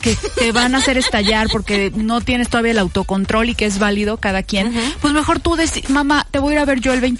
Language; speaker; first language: Spanish; native; Spanish